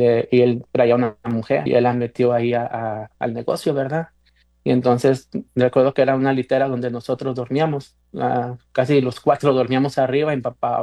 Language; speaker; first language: Spanish; native; Spanish